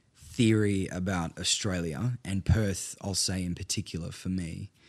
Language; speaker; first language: English; native; English